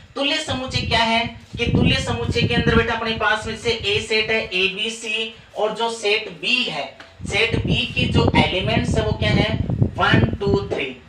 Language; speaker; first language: Hindi; native; Hindi